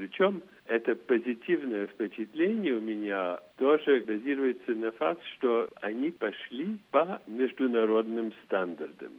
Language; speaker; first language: Russian; non-native, fluent; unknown